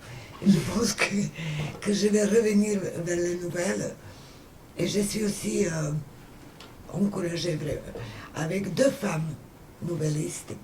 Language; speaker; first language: French; non-native, fluent; Serbian